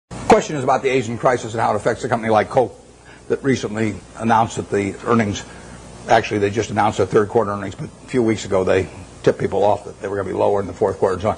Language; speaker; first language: English; native; English